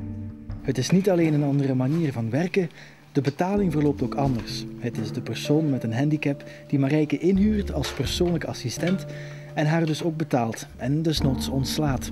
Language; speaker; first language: Dutch; native; Dutch